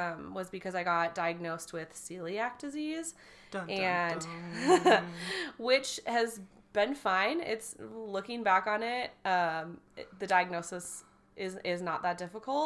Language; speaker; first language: English; native; English